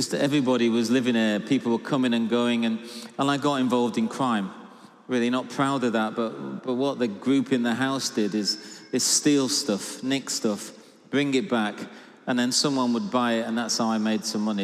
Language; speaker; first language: English; native; English